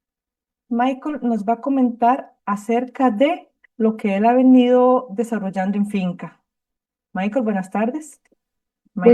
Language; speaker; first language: Spanish; native; Spanish